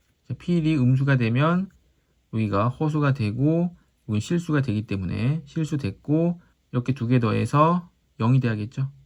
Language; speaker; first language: Korean; native; Korean